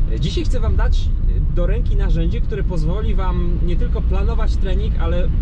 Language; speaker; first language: Polish; native; Polish